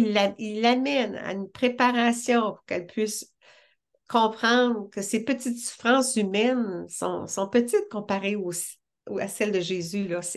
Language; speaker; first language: French; native; French